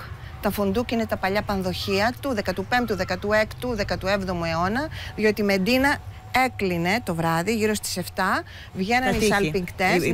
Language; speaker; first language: Greek; native; Greek